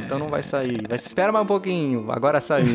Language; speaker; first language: Portuguese; native; Portuguese